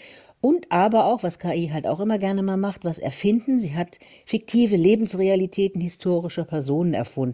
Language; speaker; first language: German; native; German